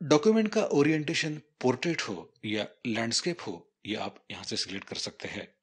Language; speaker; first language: Hindi; non-native, local second language; Marathi